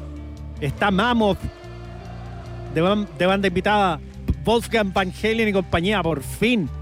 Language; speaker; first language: Spanish; native; Spanish